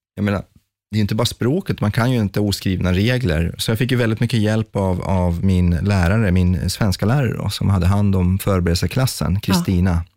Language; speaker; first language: Swedish; early bilingual, other home language; Persian